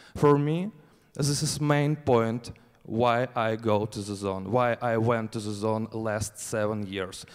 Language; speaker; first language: English; non-native, learner; Russian